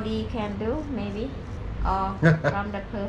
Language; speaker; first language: English; non-native, learner; Thai